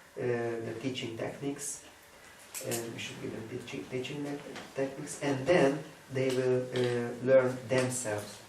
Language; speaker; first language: English; non-native, fluent; Hungarian